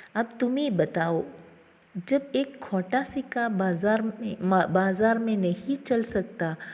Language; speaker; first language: Hindi; non-native, local second language; Malayalam